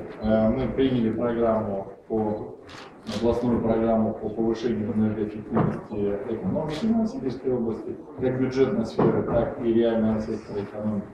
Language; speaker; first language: Russian; native; Russian